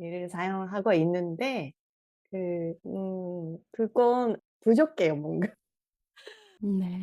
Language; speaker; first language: Korean; non-native, fluent; Japanese